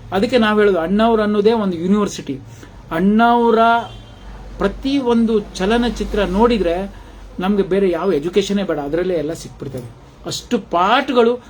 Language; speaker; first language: Kannada; non-native, local second language; Konkani